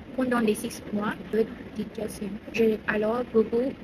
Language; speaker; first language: French; non-native, learner; Burmese